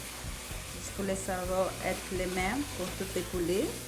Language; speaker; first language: French; non-native, learner; Portuguese